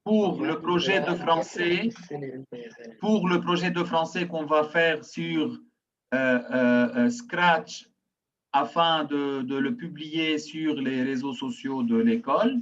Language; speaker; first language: French; non-native, local second language; Arabic